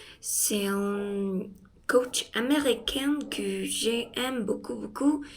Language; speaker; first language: French; non-native, learner; Spanish